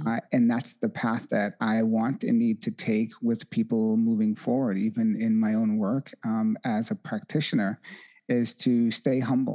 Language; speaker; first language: English; native; English